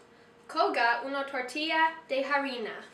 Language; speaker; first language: Spanish; non-native, learner; English